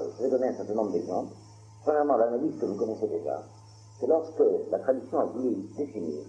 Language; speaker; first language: French; native; French